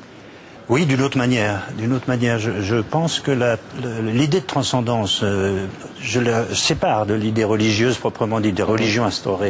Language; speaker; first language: French; native; French